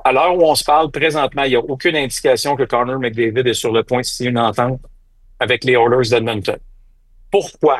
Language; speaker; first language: French; native; French